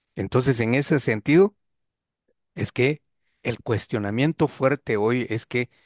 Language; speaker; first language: Spanish; non-native, local second language; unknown